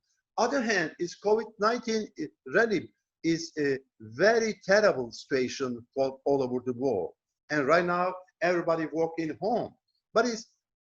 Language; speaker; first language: English; non-native, learner; Turkish